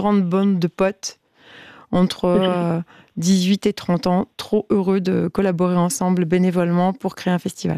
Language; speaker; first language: French; native; French